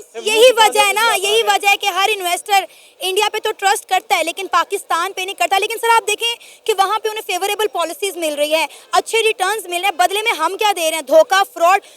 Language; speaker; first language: Urdu; native; Urdu